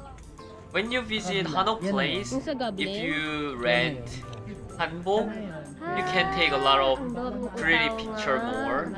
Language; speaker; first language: English; non-native, learner; Korean